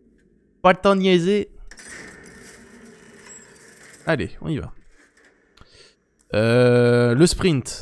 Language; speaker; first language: French; native; French